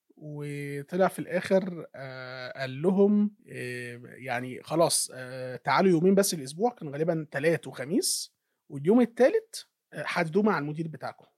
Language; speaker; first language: Arabic; native; Arabic